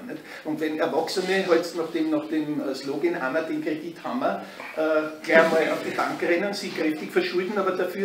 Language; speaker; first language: German; native; German